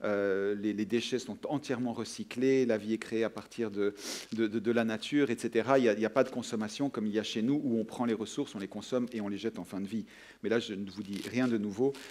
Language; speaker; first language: French; native; French